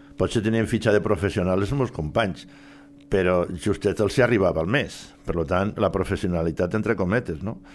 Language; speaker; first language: Catalan; native; Catalan